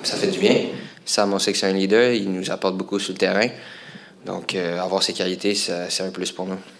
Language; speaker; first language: French; native; French